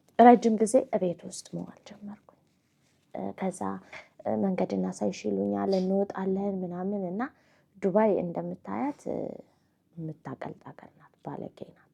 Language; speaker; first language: Amharic; native; Amharic